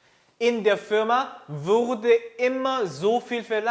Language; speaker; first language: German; non-native, fluent; Korean